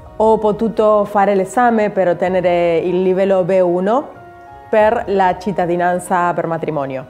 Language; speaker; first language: Italian; non-native, learner; Spanish